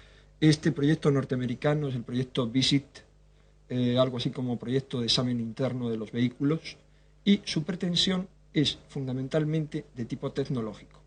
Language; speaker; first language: Spanish; native; Spanish